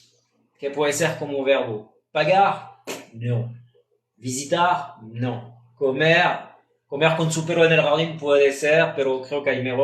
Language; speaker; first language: Spanish; non-native, fluent; French